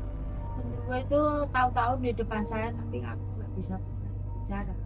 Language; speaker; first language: Indonesian; non-native, local second language; Javanese